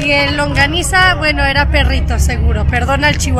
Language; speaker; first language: Spanish; non-native, fluent; French